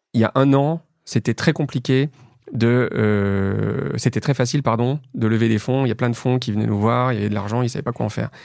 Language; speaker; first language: French; native; French